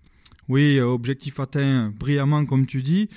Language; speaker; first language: French; native; French